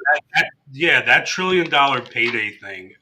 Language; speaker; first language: English; native; English